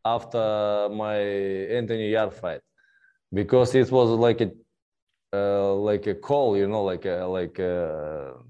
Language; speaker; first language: English; non-native, learner; Russian